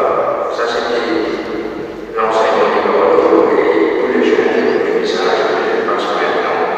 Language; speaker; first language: French; non-native, local second language; Morisyen